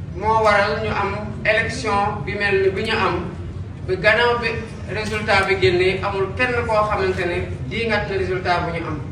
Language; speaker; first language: Wolof; non-native, local second language; Serer